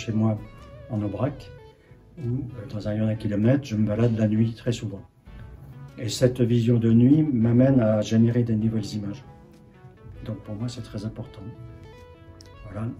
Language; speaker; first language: French; native; French